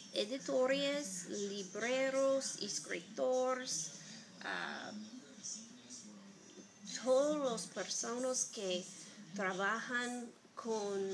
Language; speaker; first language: Spanish; non-native, learner; English